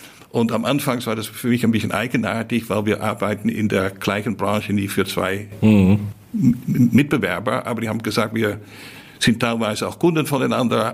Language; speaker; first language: German; non-native, fluent; Dutch